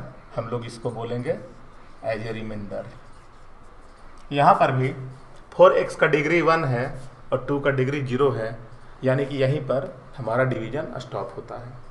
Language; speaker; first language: Hindi; native; Hindi